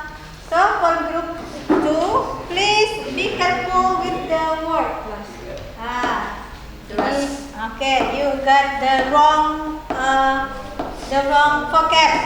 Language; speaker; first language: English; non-native, learner; Indonesian